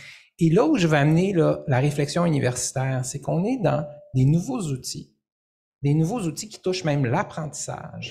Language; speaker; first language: French; native; French